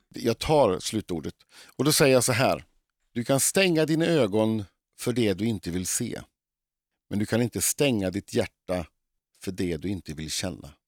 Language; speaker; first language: Swedish; native; Swedish